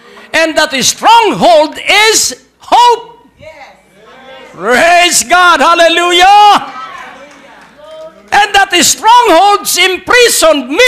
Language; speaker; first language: English; non-native, local second language; Filipino